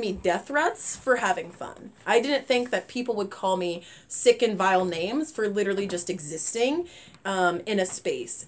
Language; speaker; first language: English; native; English